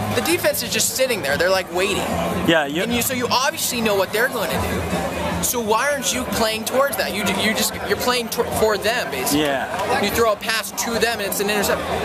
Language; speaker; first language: English; native; English